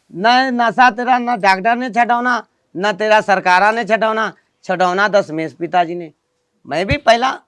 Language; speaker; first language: Punjabi; non-native, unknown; Nepali